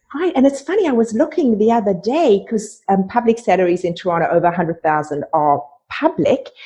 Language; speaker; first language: English; native; English